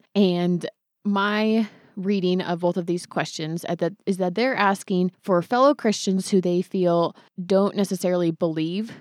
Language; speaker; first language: English; native; English